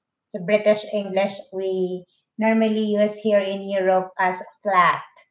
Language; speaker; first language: English; non-native, local second language; Filipino